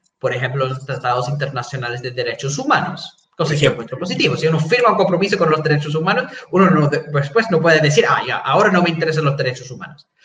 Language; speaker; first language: Spanish; non-native, fluent; English